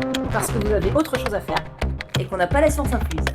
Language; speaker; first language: French; native; French